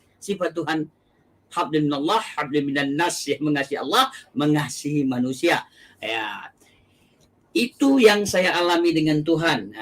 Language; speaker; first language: Indonesian; non-native, local second language; Achinese